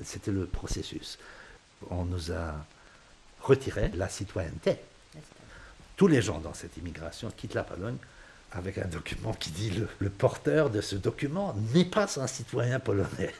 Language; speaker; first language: French; non-native, fluent; Polish